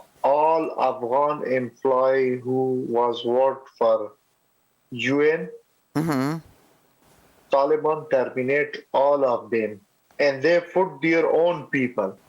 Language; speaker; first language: English; non-native, learner; Pashto